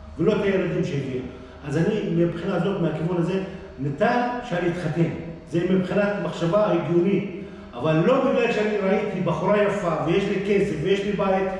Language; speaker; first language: Hebrew; non-native, local second language; Arabic